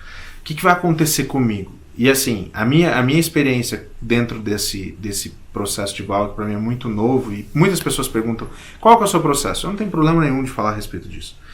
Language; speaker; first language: Portuguese; native; Portuguese